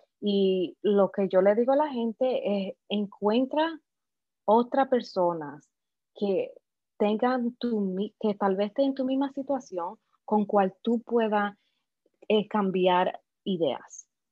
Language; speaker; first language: Spanish; native; Spanish